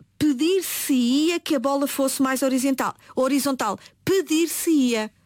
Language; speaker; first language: Portuguese; native; Portuguese